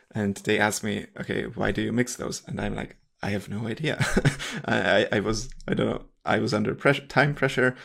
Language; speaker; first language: English; non-native, fluent; Hungarian